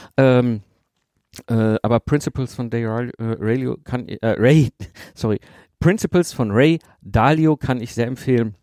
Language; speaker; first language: German; native; German